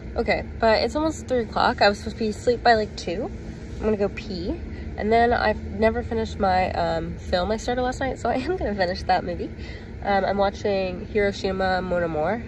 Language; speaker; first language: English; native; English